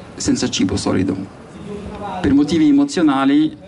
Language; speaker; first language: Italian; non-native, fluent; French